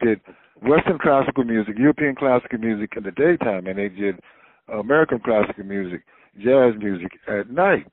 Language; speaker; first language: English; native; English